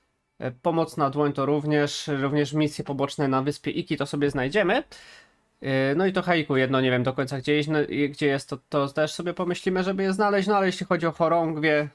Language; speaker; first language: Polish; native; Polish